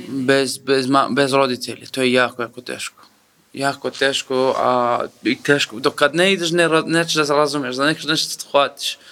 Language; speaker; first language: Serbian; non-native, learner; Kurdish